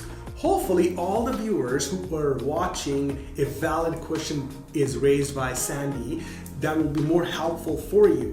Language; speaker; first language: English; non-native, fluent; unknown